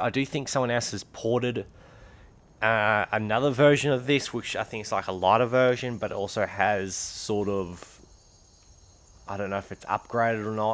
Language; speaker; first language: English; native; English